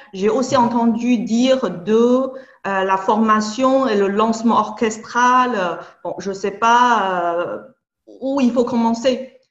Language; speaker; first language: French; non-native, fluent; Chinese